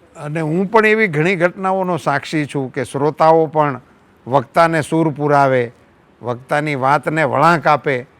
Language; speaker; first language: Gujarati; native; Gujarati